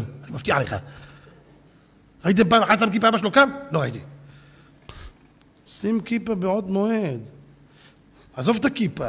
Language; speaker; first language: Hebrew; native; Hebrew